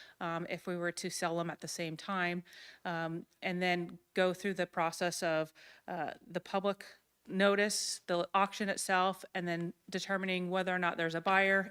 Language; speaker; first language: English; native; English